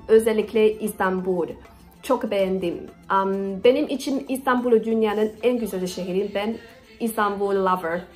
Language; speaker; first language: Turkish; non-native, learner; Chinese